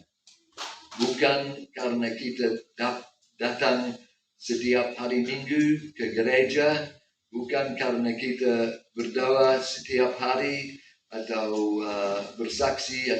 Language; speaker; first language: Indonesian; non-native, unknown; English